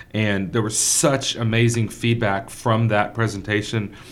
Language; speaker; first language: English; native; English